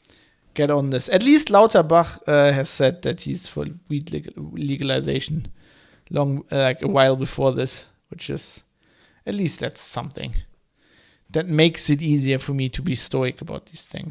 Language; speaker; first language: English; non-native, fluent; German